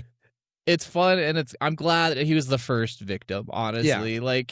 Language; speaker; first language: English; native; English